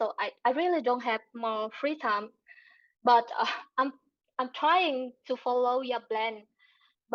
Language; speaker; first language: English; non-native, learner; Vietnamese